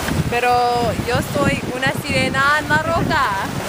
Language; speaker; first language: Spanish; non-native, learner; English